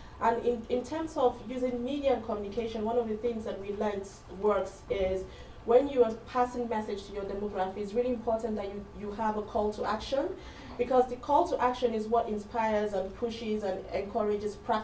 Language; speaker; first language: English; non-native, local second language; Hausa